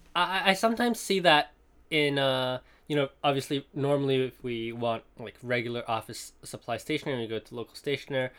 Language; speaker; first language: English; non-native, local second language; Cantonese